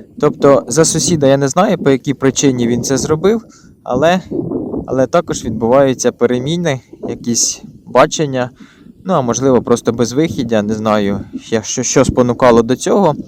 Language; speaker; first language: Ukrainian; native; Ukrainian